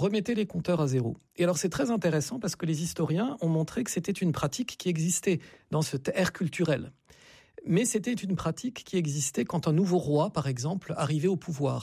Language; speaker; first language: French; native; French